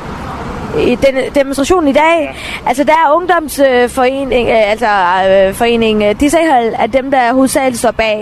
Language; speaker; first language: Danish; early bilingual, other home language; Tamil